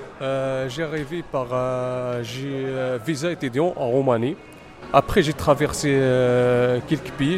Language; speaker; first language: French; non-native, learner; Arabic